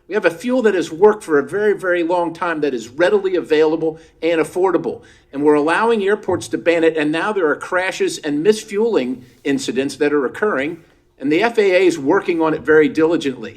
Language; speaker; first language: English; native; English